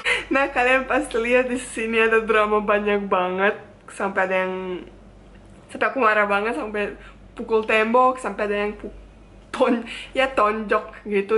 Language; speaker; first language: Indonesian; non-native, fluent; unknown